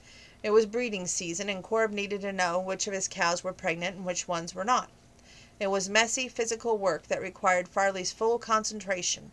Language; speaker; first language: English; native; English